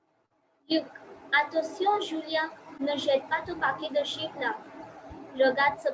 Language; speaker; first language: French; non-native, fluent; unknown